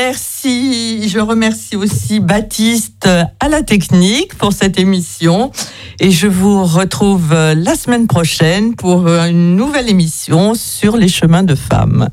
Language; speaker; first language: French; native; French